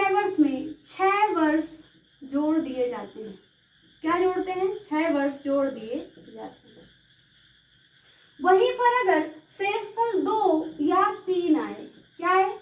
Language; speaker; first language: Hindi; native; Hindi